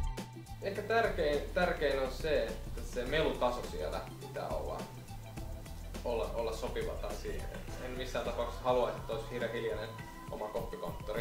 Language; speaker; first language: Finnish; native; Finnish